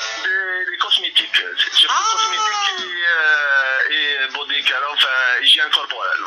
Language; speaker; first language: French; non-native, local second language; Arabic